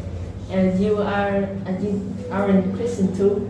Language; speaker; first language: English; non-native, learner; Vietnamese